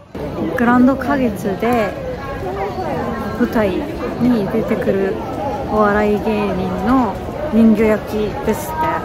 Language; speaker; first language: Japanese; non-native, fluent; Korean